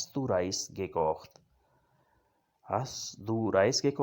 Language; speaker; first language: German; non-native, fluent; Urdu